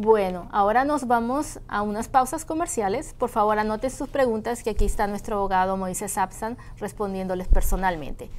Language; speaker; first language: Spanish; native; Spanish